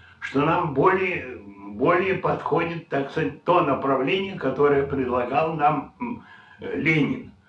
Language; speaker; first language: Russian; native; Russian